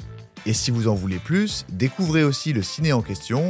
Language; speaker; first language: French; native; French